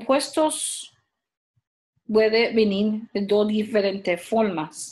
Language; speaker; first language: Spanish; early bilingual, heritage; Spanish